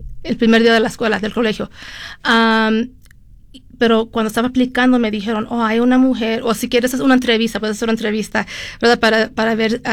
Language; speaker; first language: Spanish; early bilingual, heritage; Spanish